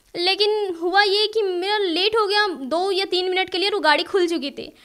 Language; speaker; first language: Hindi; native; Hindi